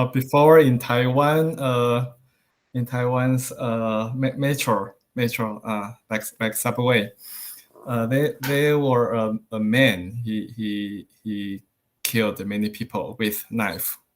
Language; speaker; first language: English; non-native, learner; Chinese